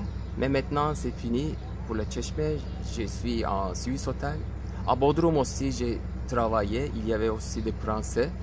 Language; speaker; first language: French; non-native, local second language; Turkish